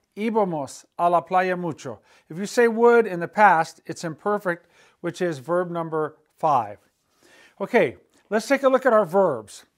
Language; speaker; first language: English; native; English